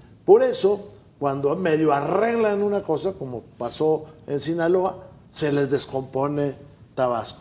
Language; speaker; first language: Spanish; native; Spanish